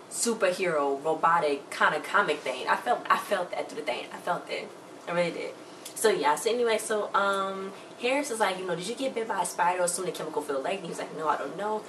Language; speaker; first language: English; native; English